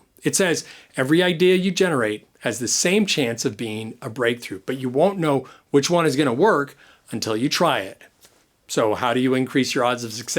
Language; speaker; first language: English; native; English